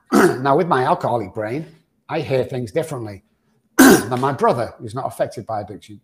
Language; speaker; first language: English; native; English